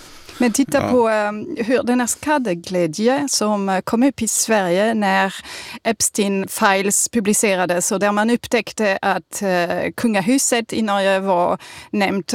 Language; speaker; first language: Swedish; non-native, fluent; French